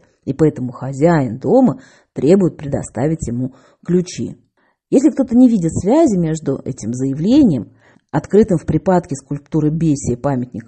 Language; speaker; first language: Russian; native; Russian